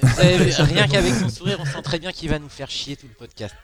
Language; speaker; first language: French; native; French